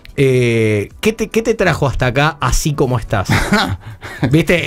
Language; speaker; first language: Spanish; native; Spanish